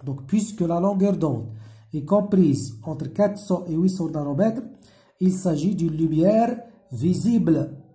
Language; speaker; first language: French; non-native, local second language; Arabic